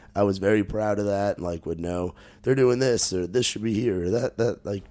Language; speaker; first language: English; native; English